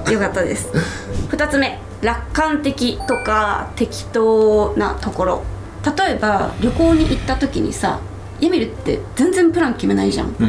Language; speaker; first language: Japanese; native; Japanese